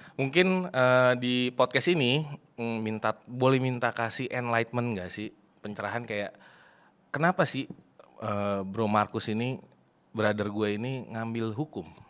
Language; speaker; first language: Indonesian; native; Indonesian